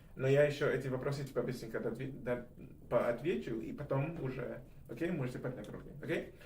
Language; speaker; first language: Russian; non-native, fluent; English